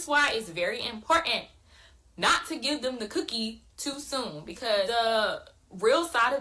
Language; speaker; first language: English; native; English